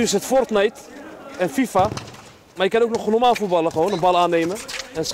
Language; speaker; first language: Dutch; native; Dutch